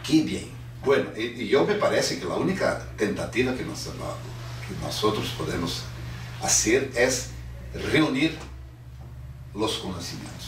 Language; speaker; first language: Spanish; non-native, fluent; Portuguese